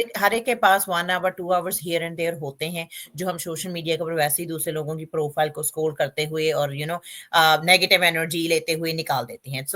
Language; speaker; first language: Hindi; non-native, local second language; Punjabi